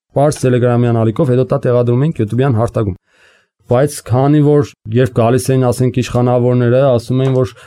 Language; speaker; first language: Armenian; native; Armenian